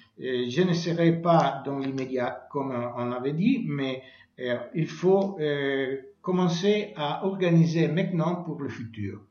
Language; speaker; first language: French; non-native, learner; Italian